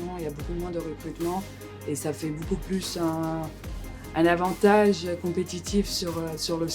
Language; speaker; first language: French; native; French